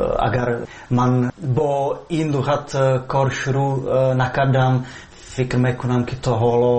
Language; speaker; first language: Persian; non-native, fluent; Czech